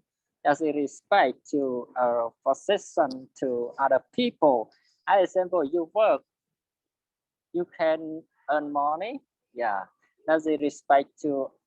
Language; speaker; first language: English; non-native, learner; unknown